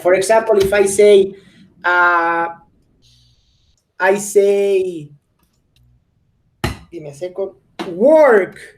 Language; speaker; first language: English; non-native, fluent; Spanish